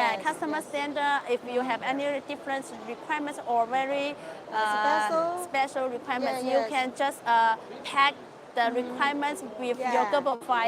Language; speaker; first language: English; non-native, local second language; Chinese